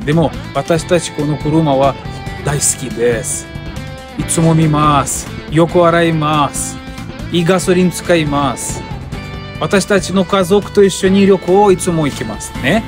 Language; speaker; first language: Japanese; non-native, learner; Russian